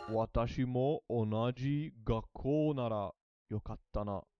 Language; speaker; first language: Japanese; non-native, learner; English